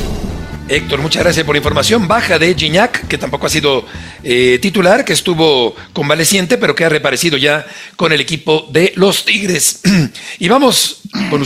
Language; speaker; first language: Spanish; native; Spanish